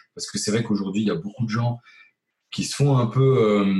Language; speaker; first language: French; native; French